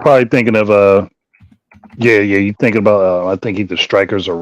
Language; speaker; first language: English; native; English